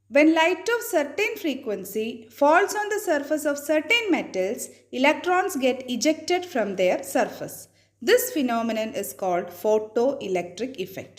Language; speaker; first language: English; non-native, local second language; Malayalam